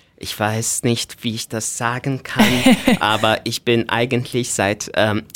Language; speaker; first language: German; non-native, fluent; Arabic